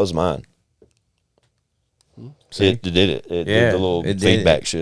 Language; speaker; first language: English; native; English